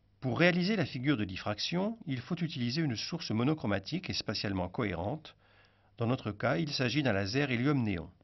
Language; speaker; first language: French; native; French